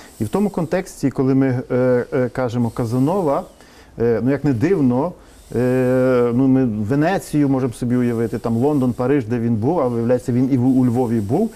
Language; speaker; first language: Ukrainian; native; Ukrainian